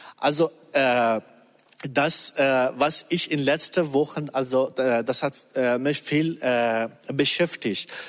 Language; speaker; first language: German; non-native, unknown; Persian